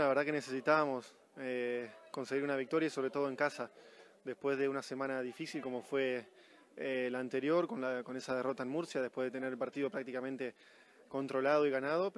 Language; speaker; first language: Spanish; native; Spanish